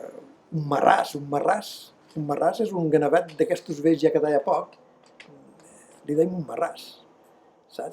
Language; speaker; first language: Catalan; native; Catalan